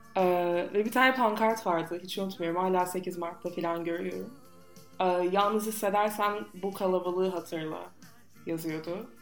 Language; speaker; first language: Turkish; non-native, fluent; English